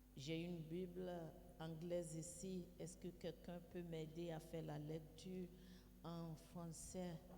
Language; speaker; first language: French; non-native, fluent; Yoruba